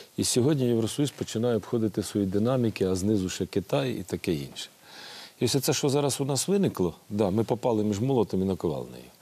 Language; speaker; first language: Ukrainian; native; Ukrainian